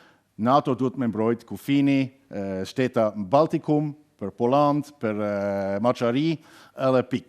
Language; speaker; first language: Albanian; non-native, learner; German